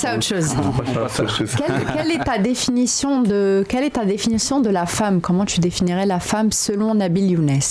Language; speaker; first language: French; native; French